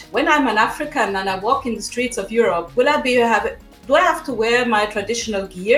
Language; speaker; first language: English; non-native, local second language; German